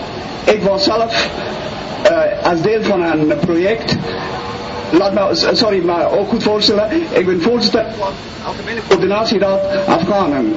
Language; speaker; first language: Dutch; non-native, fluent; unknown